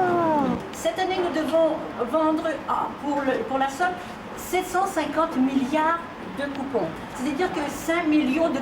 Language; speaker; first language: French; non-native, fluent; Ukrainian